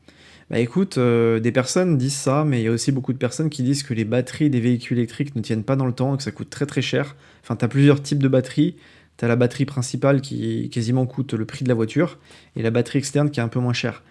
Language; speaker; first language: French; native; French